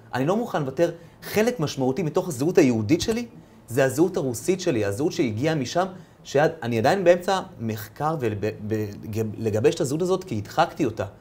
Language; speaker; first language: Hebrew; early bilingual, other home language; Russian